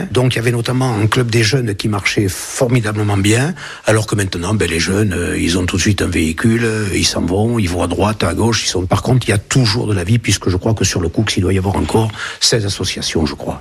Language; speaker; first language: French; native; French